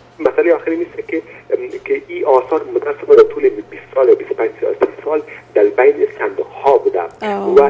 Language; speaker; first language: Persian; native; Persian